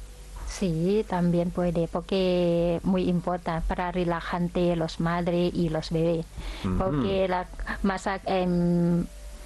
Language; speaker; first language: Spanish; non-native, learner; Thai